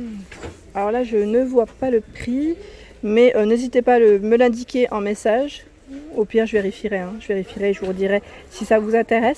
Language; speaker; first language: French; native; French